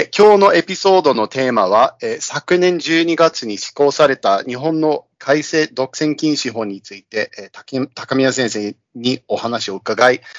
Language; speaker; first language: Japanese; non-native, fluent; English